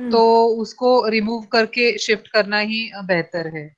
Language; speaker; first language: Hindi; non-native, local second language; Marathi